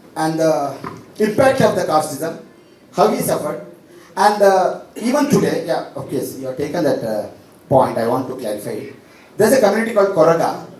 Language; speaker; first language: English; non-native, local second language; Kannada